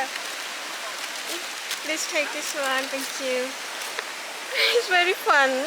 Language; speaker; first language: English; non-native, learner; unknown